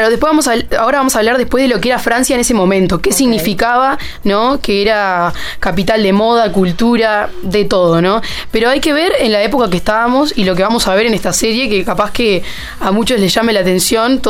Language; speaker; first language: Spanish; native; Spanish